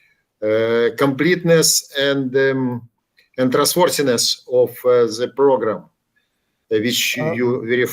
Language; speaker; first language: English; non-native, learner; Ukrainian